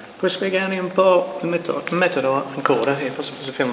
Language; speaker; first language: Italian; non-native, learner; English